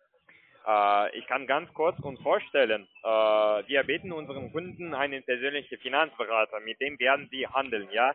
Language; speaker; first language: German; non-native, fluent; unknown